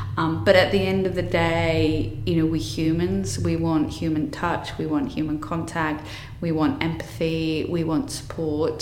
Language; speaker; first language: English; native; English